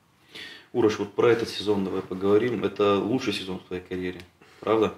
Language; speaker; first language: Russian; native; Russian